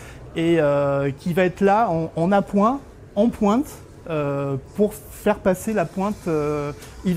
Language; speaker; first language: French; native; French